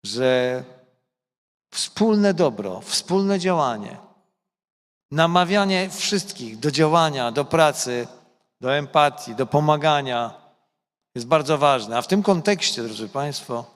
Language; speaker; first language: Polish; native; Polish